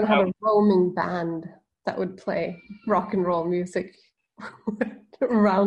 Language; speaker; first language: English; non-native, fluent; Norwegian